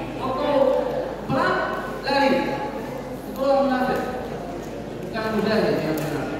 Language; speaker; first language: Indonesian; non-native, learner; Arabic